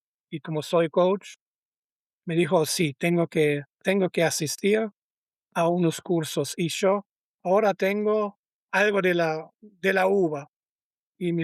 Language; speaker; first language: Spanish; non-native, learner; German